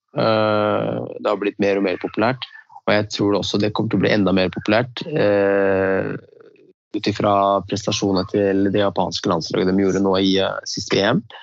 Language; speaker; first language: Norwegian; early bilingual, other home language; Riffian